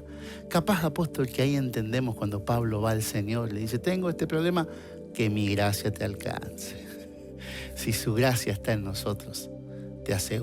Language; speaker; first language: Spanish; native; Spanish